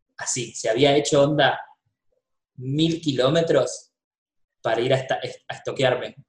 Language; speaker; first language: Spanish; native; Spanish